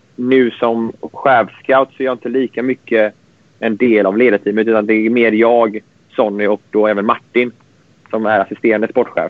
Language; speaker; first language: Swedish; native; Swedish